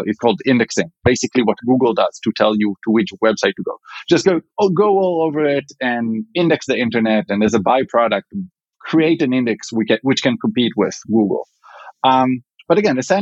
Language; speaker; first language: English; non-native, fluent; Hebrew